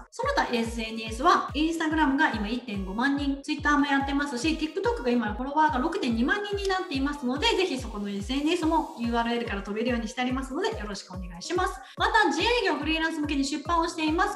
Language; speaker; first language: Japanese; native; Japanese